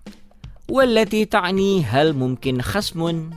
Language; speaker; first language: Arabic; non-native, fluent; Indonesian